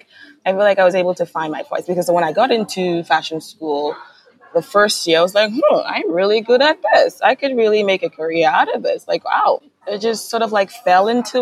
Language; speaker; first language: English; non-native, local second language; Akan